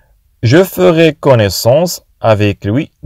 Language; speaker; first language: French; non-native, fluent; Arabic